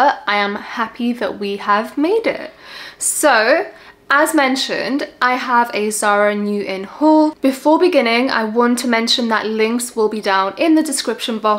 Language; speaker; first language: English; native; English